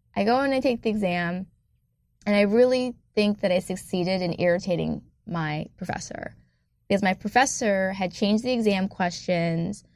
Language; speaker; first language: English; native; English